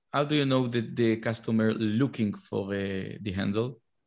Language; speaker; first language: English; non-native, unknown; Hebrew